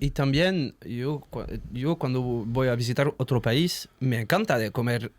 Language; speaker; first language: Spanish; non-native, learner; French